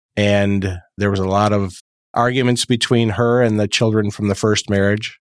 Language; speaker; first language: English; native; English